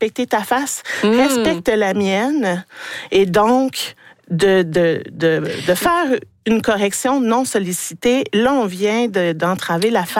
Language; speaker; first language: French; native; French